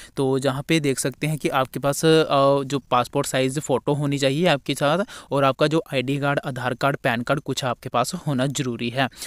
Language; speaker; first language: Hindi; non-native, local second language; Punjabi